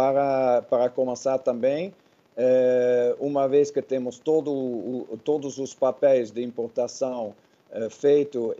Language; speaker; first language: Portuguese; non-native, fluent; Dutch